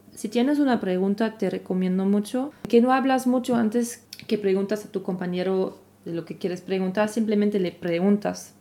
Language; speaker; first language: Spanish; non-native, fluent; German